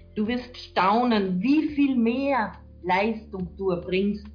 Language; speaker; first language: German; native; German